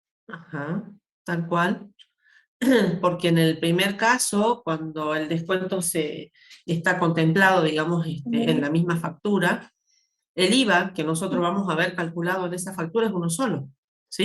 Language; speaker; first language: Spanish; native; Spanish